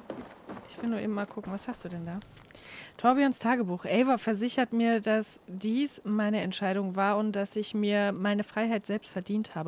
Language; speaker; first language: German; native; German